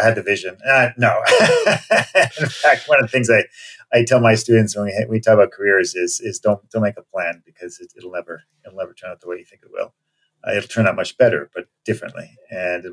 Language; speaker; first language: English; native; English